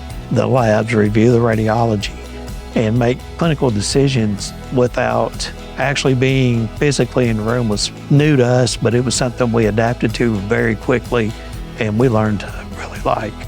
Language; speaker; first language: English; native; English